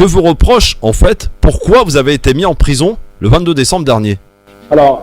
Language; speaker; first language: French; native; French